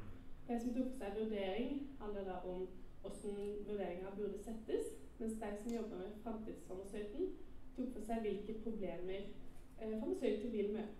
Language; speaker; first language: Norwegian; native; Norwegian